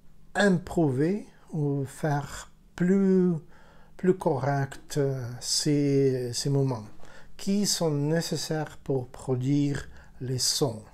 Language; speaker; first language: French; non-native, learner; Ukrainian